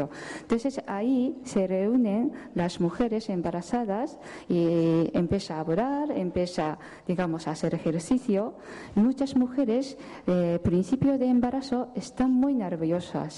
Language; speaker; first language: Spanish; non-native, fluent; Japanese